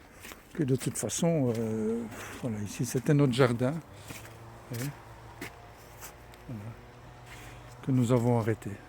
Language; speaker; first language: French; native; French